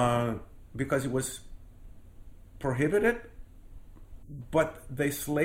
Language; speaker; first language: English; non-native, fluent; Portuguese